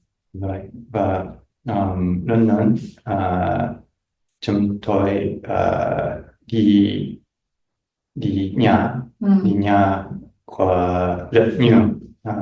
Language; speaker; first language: Vietnamese; non-native, learner; English